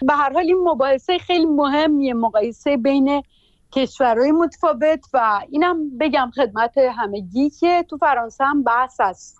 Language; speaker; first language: Persian; native; Persian